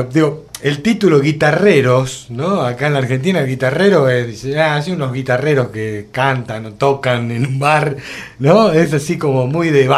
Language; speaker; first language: Spanish; native; Spanish